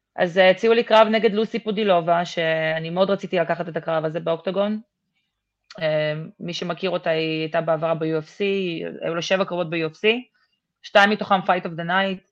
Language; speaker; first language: Hebrew; early bilingual, other home language; Russian